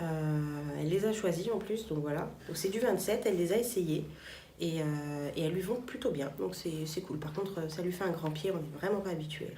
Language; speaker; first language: French; native; French